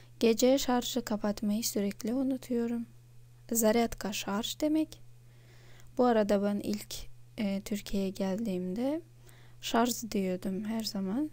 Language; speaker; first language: Turkish; non-native, fluent; Russian